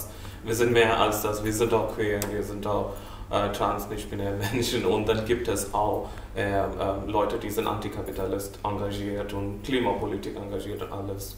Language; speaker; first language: German; non-native, learner; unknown